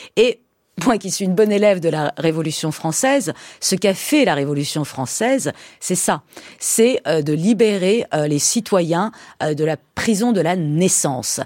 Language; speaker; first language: French; early bilingual, other home language; Persian